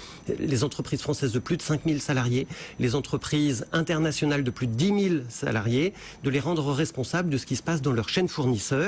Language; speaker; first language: French; native; French